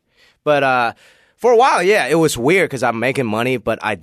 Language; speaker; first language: English; early bilingual, other home language; Cantonese